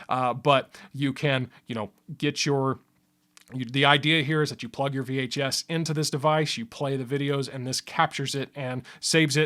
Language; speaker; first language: English; native; English